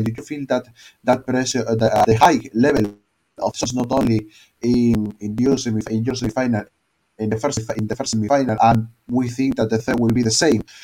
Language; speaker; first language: English; non-native, learner; Spanish